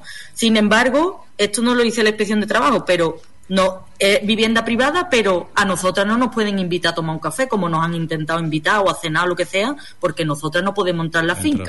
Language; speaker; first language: Spanish; native; Spanish